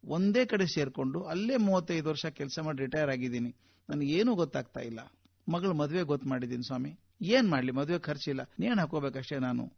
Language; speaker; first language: Kannada; native; Kannada